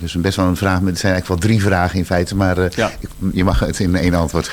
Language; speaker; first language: Dutch; native; Dutch